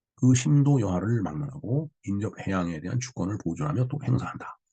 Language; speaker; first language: Korean; native; Korean